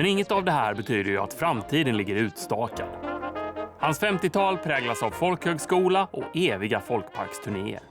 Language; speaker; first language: Swedish; native; Swedish